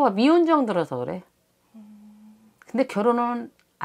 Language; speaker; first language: Korean; native; Korean